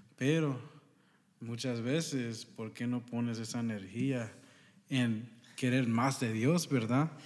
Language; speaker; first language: Spanish; early bilingual, heritage; Spanish